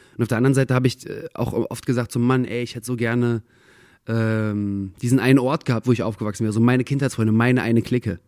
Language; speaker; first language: German; early bilingual, other home language; Russian